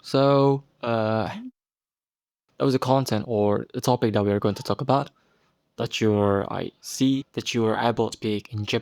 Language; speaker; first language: English; non-native, fluent; Indonesian